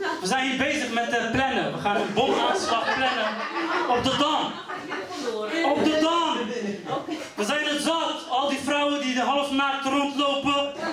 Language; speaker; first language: Dutch; early bilingual, other home language; Riffian